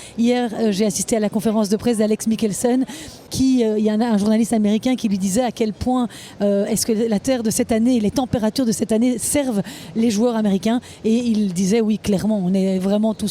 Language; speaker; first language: French; native; French